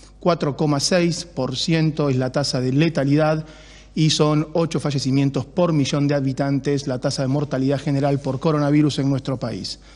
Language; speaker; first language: Spanish; native; Spanish